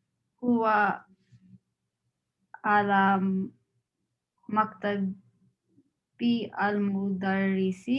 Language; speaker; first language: Arabic; non-native, learner; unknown